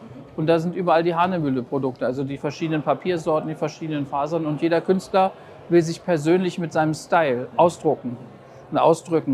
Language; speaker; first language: German; native; German